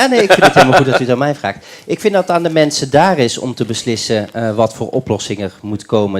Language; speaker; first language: Dutch; native; Dutch